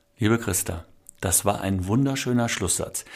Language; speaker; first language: German; native; German